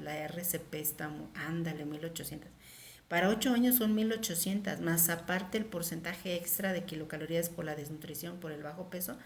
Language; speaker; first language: Spanish; native; Spanish